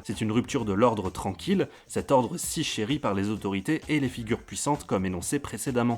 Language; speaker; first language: French; native; French